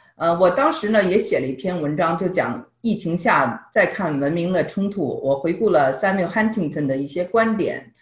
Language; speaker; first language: Chinese; native; Chinese